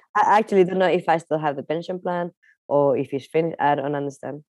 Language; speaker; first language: English; non-native, fluent; Spanish